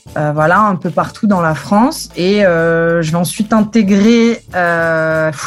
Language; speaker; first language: French; native; French